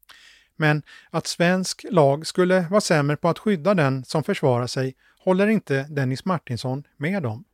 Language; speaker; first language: Swedish; native; Swedish